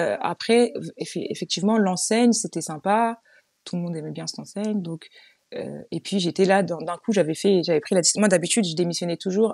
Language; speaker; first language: French; native; French